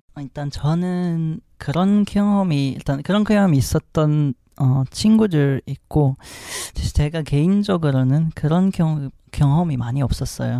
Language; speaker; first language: Korean; non-native, fluent; Arabic